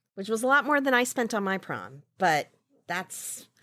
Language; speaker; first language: English; native; English